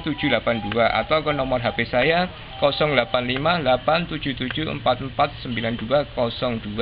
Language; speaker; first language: Indonesian; non-native, local second language; Javanese